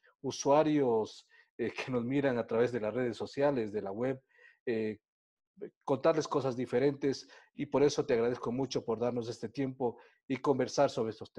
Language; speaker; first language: Spanish; native; Spanish